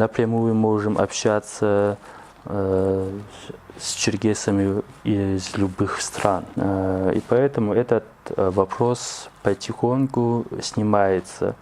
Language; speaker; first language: Russian; non-native, local second language; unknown